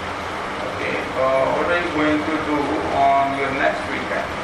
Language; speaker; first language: English; non-native, local second language; Punjabi